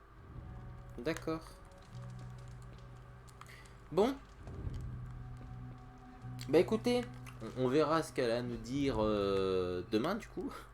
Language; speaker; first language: French; native; French